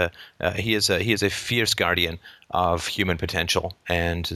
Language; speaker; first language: English; native; English